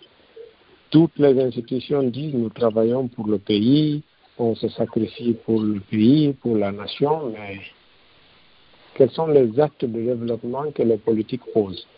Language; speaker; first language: French; non-native, local second language; Fula